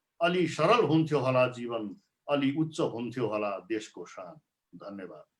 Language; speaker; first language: Nepali; native; Nepali